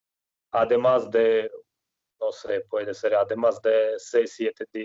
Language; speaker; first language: Spanish; non-native, fluent; Russian